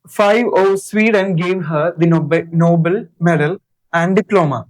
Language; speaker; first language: English; non-native, local second language; Malayalam